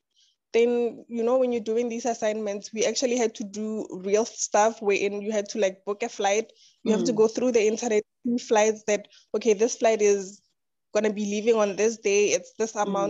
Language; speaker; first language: English; non-native, local second language; Tswana